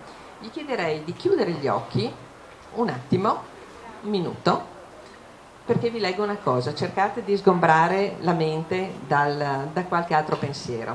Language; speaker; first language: Italian; native; Italian